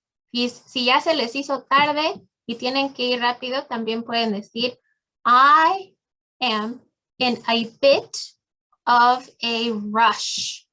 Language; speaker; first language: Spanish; early bilingual, heritage; Spanish